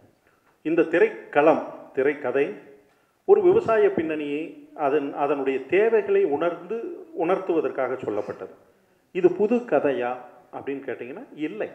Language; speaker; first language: Tamil; native; Tamil